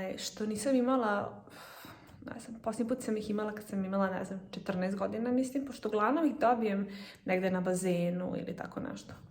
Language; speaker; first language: Serbian; early bilingual, heritage; Serbian